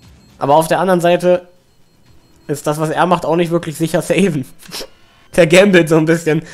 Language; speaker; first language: German; native; German